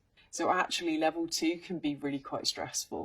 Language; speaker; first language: English; native; English